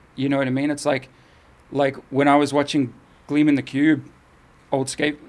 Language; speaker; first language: English; native; English